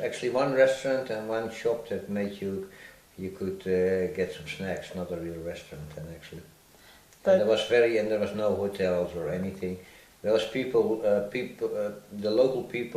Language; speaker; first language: English; non-native, fluent; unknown